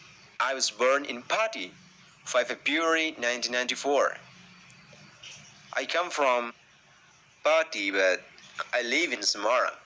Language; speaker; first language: English; non-native, learner; Indonesian